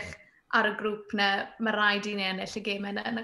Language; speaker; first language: Welsh; native; Welsh